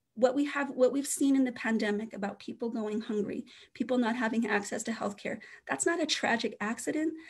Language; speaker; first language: English; native; English